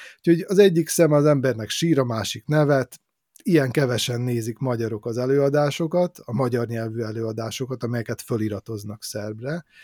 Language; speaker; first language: Hungarian; native; Hungarian